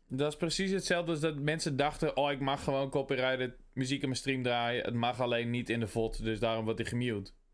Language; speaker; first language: Dutch; native; Dutch